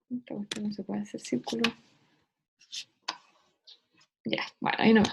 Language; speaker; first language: Spanish; native; Spanish